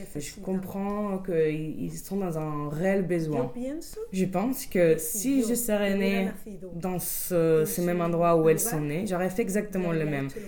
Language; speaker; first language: French; non-native, fluent; Spanish